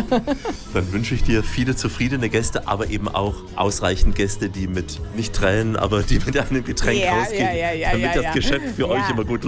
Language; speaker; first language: German; native; German